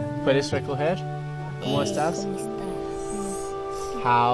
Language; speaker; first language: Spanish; non-native, learner; English